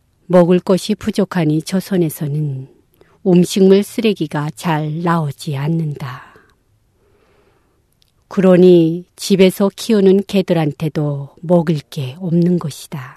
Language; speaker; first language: Korean; non-native, local second language; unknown